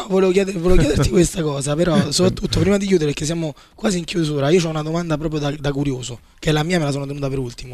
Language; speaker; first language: Italian; native; Italian